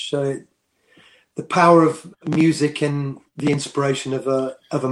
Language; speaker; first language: English; native; English